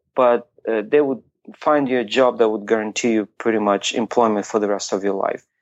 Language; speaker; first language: English; non-native, fluent; Ukrainian